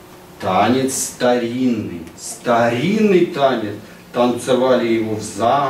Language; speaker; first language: Russian; native; Russian